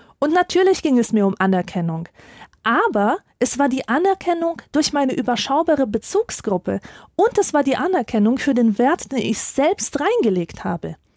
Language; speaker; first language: German; early bilingual, other home language; Polish